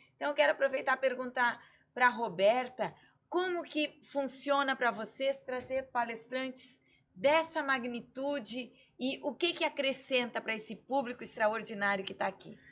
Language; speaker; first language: Portuguese; native; Portuguese